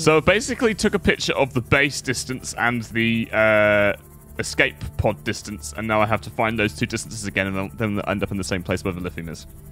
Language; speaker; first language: English; native; English